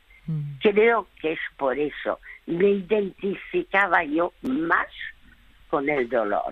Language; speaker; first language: Spanish; early bilingual, other home language; French